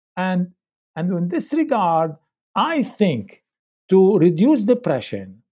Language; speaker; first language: English; non-native, fluent; Arabic